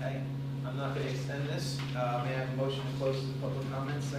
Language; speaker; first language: English; native; English